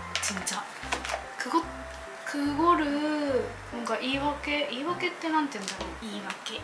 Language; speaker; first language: Korean; non-native, learner; Japanese